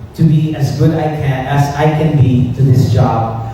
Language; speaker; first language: English; native; English